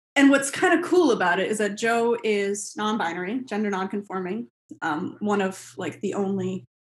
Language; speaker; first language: English; native; English